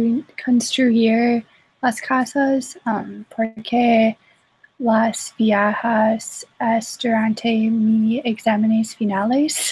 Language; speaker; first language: Spanish; non-native, learner; English